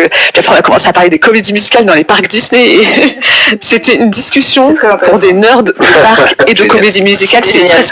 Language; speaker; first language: French; native; French